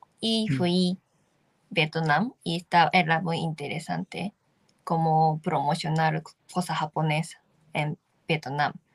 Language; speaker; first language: Spanish; non-native, learner; Japanese